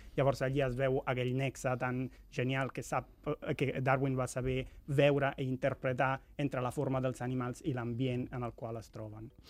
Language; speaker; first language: Catalan; non-native, fluent; Italian